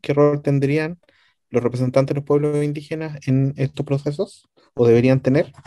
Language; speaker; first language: Spanish; native; Spanish